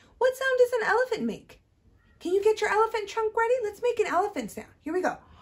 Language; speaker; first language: English; early bilingual, other home language; Spanish